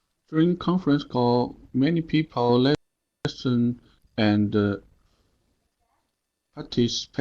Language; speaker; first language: English; non-native, learner; Chinese